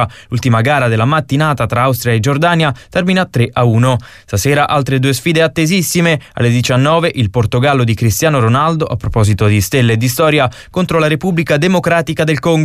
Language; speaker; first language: Italian; native; Italian